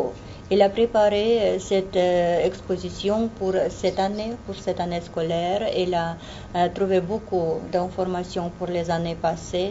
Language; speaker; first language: French; non-native, fluent; Russian